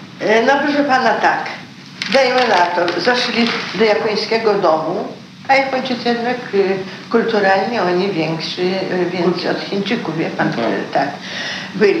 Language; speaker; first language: Polish; early bilingual, heritage; Polish